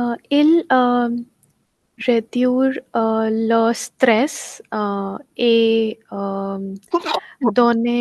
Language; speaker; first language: French; non-native, learner; Hindi